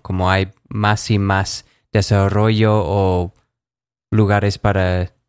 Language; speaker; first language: Spanish; non-native, fluent; English